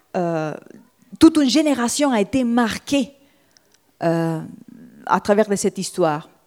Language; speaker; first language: French; non-native, fluent; Spanish